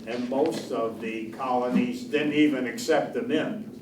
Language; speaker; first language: English; native; English